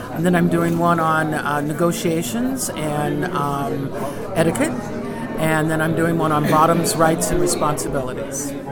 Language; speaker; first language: English; non-native, fluent; Hebrew